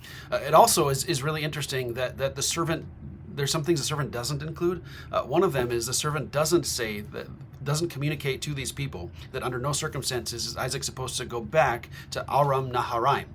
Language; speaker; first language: English; native; English